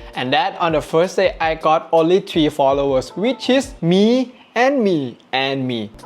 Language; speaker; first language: English; non-native, fluent; Thai